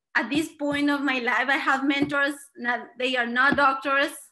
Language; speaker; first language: English; non-native, fluent; Spanish